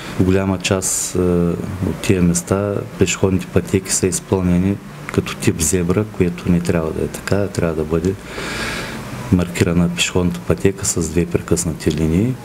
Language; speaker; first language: Bulgarian; native; Bulgarian